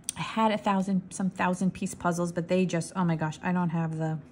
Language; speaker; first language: English; native; English